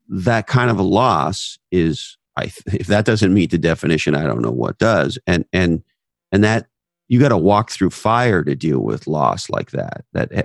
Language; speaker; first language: English; native; English